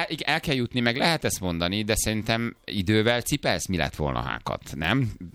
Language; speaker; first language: Hungarian; native; Hungarian